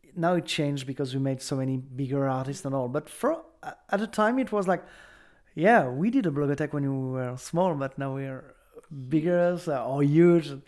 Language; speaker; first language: English; non-native, fluent; French